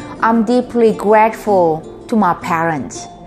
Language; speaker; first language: English; non-native, fluent; Korean